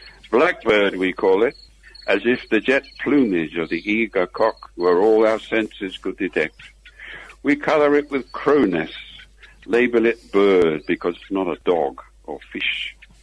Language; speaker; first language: English; native; English